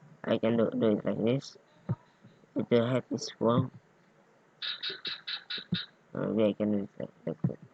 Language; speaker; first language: English; non-native, learner; Indonesian